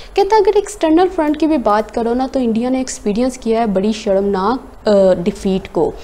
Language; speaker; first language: Urdu; native; Urdu